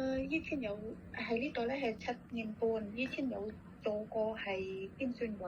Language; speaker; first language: Chinese; non-native, learner; Indonesian